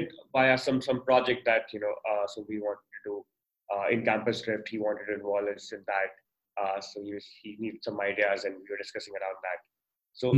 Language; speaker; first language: English; non-native, local second language; Hindi